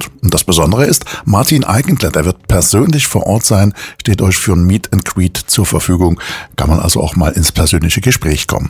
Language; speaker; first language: German; native; German